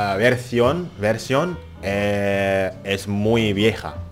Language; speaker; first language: Spanish; non-native, learner; Indonesian